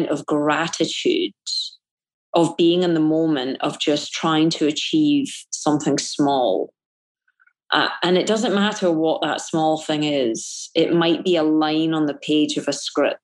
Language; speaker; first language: English; native; English